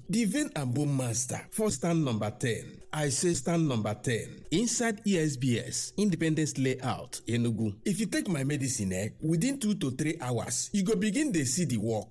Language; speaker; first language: Nigerian Pidgin; non-native, local second language; Yoruba